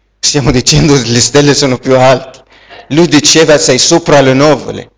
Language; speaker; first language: Italian; non-native, fluent; Arabic